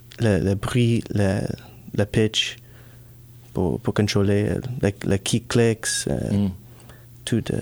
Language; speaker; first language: French; non-native, learner; English